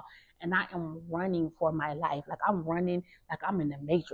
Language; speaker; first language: English; native; English